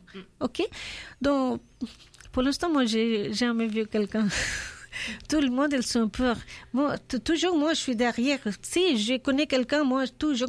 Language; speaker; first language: French; non-native, learner; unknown